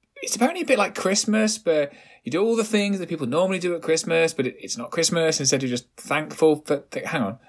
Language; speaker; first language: English; native; English